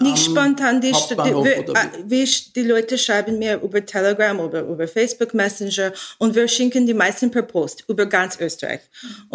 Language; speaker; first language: German; non-native, learner; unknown